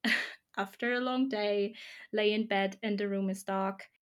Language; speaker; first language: English; non-native, fluent; German